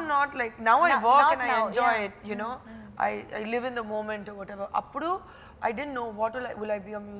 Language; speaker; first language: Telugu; non-native, fluent; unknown